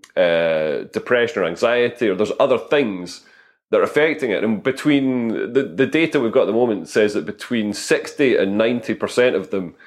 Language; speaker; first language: English; native; English